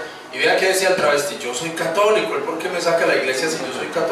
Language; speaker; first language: Spanish; native; Spanish